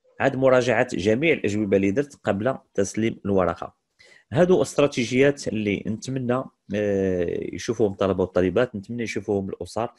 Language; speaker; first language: Arabic; native; Arabic